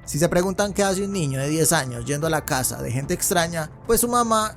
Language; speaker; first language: Spanish; native; Spanish